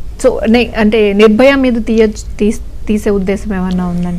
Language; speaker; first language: Telugu; native; Telugu